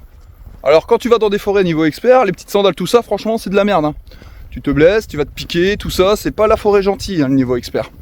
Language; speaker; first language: French; native; French